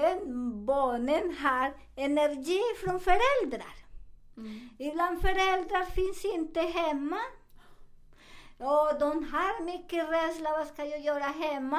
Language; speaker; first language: Swedish; non-native, learner; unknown